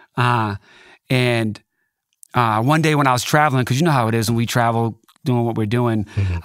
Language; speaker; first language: English; native; English